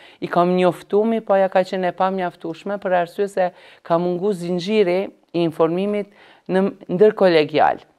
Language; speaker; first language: Albanian; native; Albanian